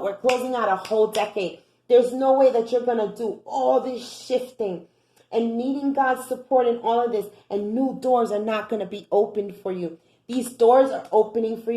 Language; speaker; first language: English; native; English